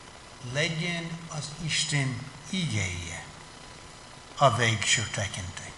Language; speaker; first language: Hungarian; non-native, fluent; English